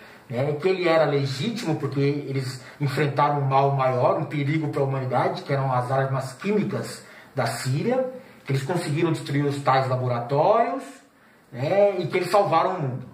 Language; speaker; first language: Portuguese; native; Portuguese